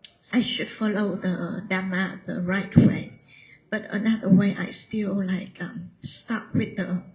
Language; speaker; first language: English; non-native, learner; Vietnamese